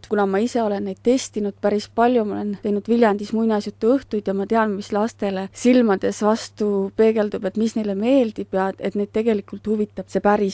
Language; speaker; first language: Estonian; native; Estonian